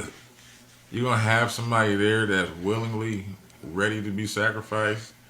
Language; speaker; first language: English; native; English